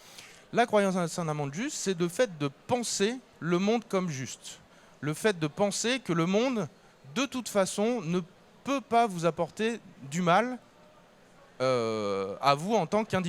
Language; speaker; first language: French; native; French